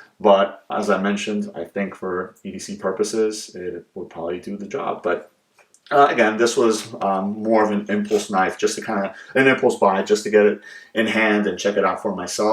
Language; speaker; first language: English; native; English